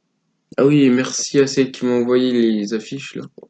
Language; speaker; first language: French; native; French